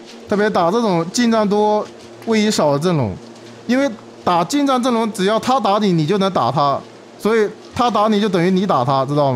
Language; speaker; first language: Chinese; native; Chinese